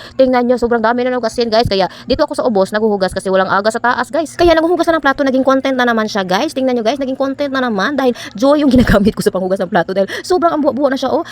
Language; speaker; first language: Filipino; non-native, local second language; Cebuano